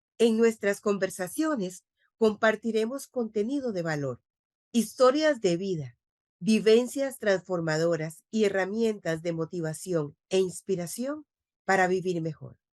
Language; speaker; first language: Spanish; native; Spanish